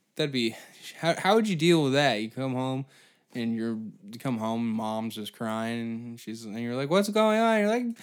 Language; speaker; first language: English; native; English